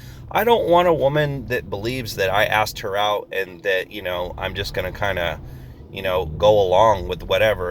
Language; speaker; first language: English; native; English